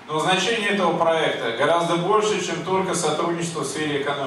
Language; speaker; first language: Russian; native; Russian